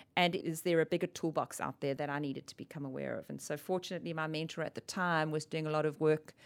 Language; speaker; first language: English; native; English